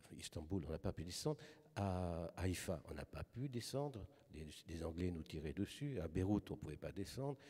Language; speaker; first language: French; early bilingual, other home language; German